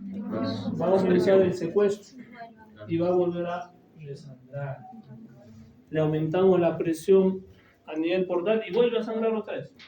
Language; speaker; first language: Spanish; native; Spanish